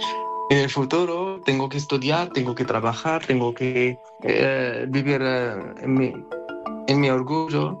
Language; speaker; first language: Spanish; non-native, learner; Arabic